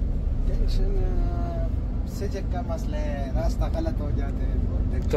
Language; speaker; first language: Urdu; non-native, local second language; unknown